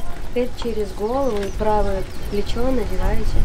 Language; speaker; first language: Russian; native; Russian